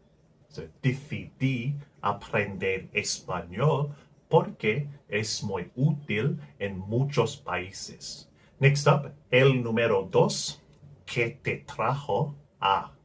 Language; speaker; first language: Spanish; non-native, learner; English